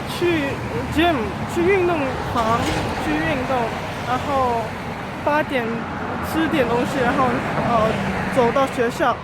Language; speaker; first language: Chinese; early bilingual, heritage; Chinese